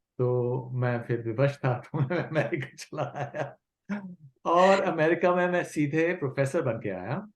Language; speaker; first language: Hindi; non-native, local second language; Kashmiri